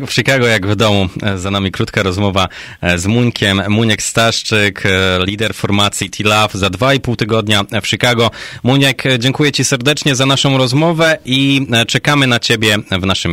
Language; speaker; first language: Polish; native; Polish